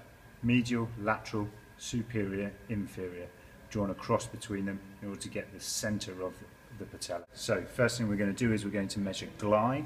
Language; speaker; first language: English; native; English